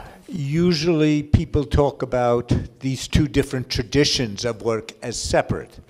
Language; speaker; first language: English; native; English